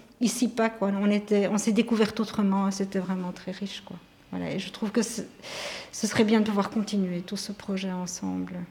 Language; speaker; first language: French; native; French